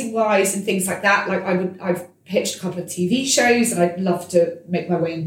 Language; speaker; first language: English; native; English